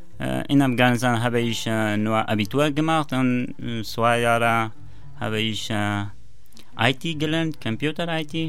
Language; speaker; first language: German; non-native, learner; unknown